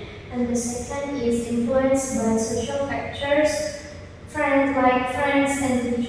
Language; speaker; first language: English; non-native, learner; Indonesian